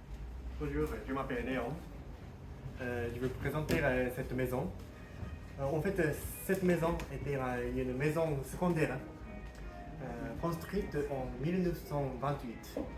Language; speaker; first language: French; non-native, learner; Japanese